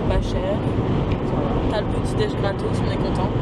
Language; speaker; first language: French; native; French